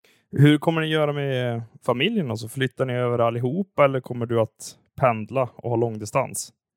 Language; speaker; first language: Swedish; native; Swedish